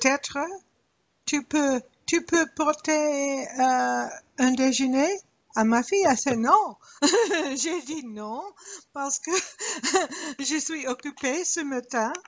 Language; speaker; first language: French; non-native, learner; English